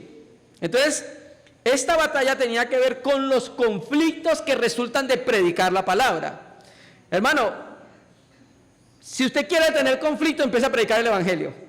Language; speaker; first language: Spanish; native; Spanish